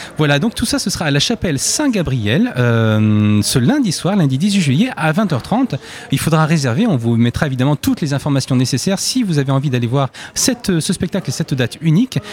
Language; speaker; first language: French; native; French